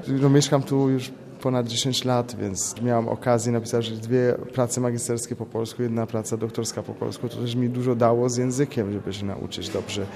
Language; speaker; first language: Polish; non-native, fluent; French